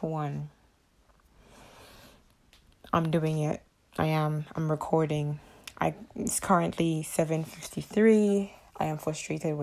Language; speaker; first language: English; non-native, local second language; Akan